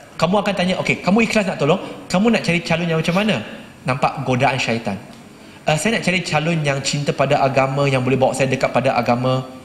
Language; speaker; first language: Malay; native; Malay